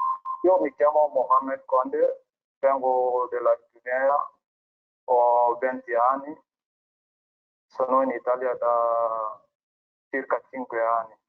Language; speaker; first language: Italian; non-native, learner; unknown